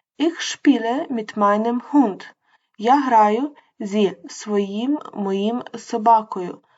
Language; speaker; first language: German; non-native, fluent; Ukrainian